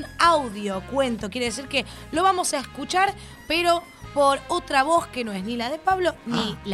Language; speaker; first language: Spanish; native; Spanish